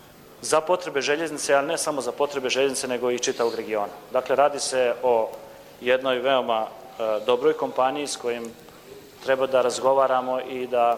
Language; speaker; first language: Croatian; native; Croatian